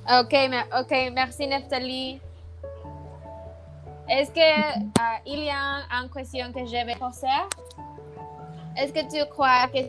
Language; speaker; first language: French; non-native, learner; Spanish